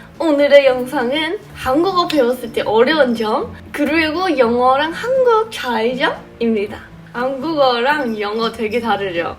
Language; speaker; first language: Korean; non-native, fluent; English